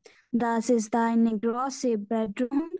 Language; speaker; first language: German; non-native, learner; Hindi